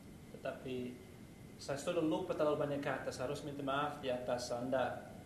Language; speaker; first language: Indonesian; non-native, learner; English